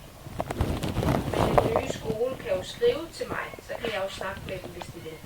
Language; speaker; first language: Danish; native; Danish